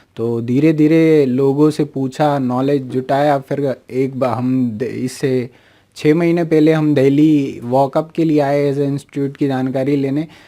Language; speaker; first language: Hindi; native; Hindi